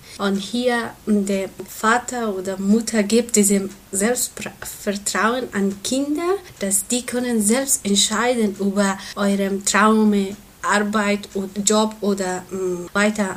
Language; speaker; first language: German; non-native, learner; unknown